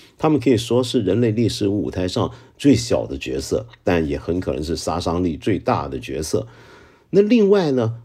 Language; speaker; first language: Chinese; non-native, local second language; Cantonese